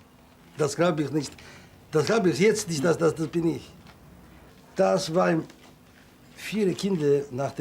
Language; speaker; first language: German; non-native, learner; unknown